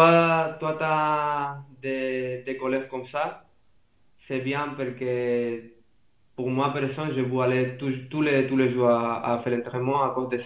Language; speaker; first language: French; non-native, fluent; Spanish